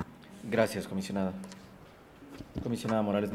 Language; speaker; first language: Spanish; native; Spanish